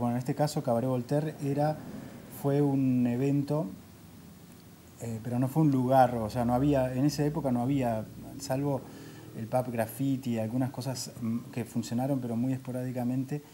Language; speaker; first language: Spanish; native; Spanish